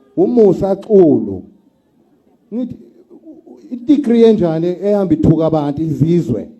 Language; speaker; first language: Zulu; native; Zulu